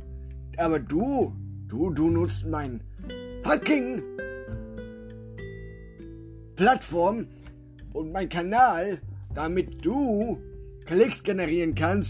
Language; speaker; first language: German; native; German